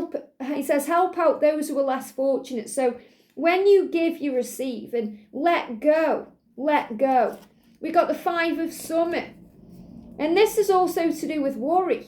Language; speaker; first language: English; native; English